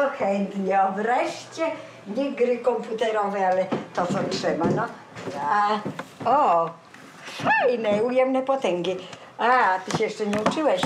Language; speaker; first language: Polish; native; Polish